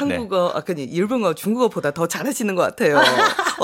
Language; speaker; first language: Korean; non-native, fluent; Chinese